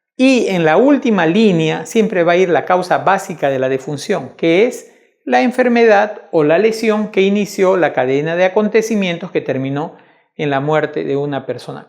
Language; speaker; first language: Spanish; native; Spanish